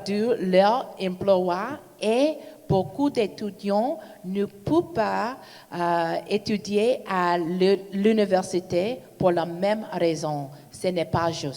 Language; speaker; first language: French; non-native, learner; English